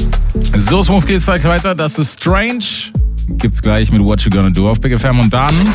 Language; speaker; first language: German; native; German